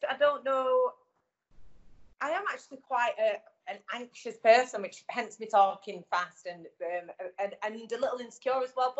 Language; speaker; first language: English; native; English